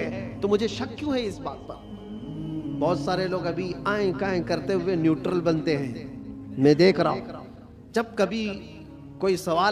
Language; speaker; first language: Urdu; native; Urdu